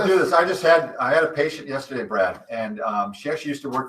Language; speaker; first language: English; native; English